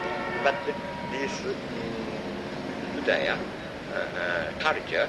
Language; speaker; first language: English; non-native, learner; Japanese